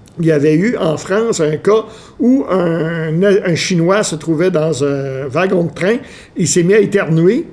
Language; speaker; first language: French; native; French